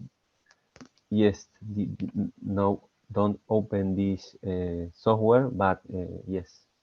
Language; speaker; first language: English; non-native, learner; Spanish